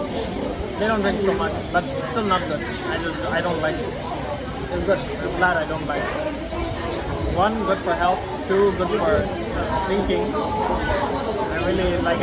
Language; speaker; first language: English; non-native, fluent; Vietnamese